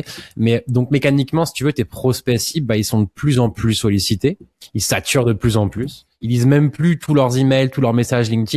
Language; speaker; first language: French; native; French